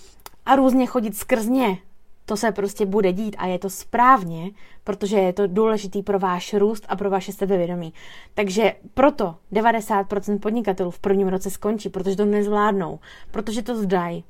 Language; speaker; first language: Czech; native; Czech